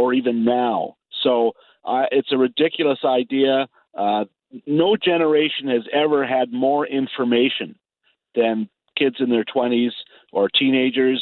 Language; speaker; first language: English; native; English